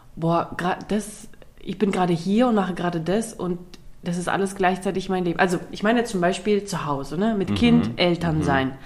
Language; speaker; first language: German; early bilingual, other home language; Russian